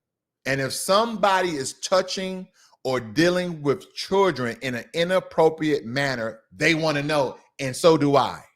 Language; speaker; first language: English; native; English